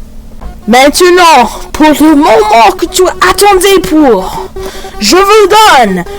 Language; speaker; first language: French; non-native, learner; English